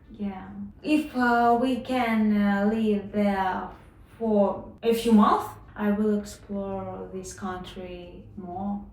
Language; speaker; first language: English; non-native, learner; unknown